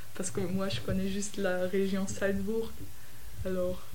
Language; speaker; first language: French; non-native, fluent; German